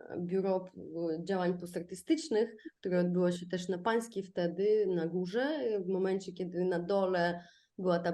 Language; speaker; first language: Polish; non-native, fluent; Ukrainian